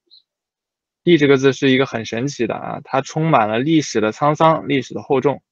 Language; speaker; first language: Chinese; native; Chinese